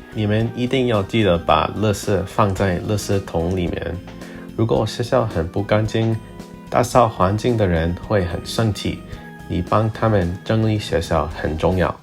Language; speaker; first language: Chinese; non-native, learner; English